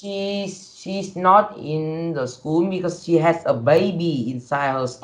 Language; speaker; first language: English; non-native, learner; Vietnamese